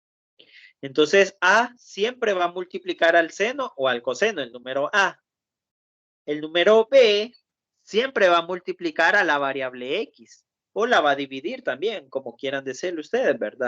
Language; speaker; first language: Spanish; native; Spanish